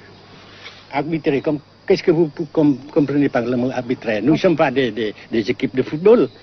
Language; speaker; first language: French; non-native, fluent; Vietnamese